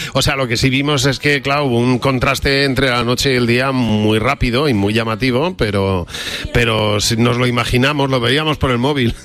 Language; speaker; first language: Spanish; native; Spanish